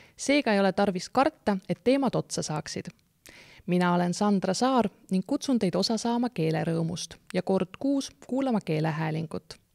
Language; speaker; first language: Estonian; native; Estonian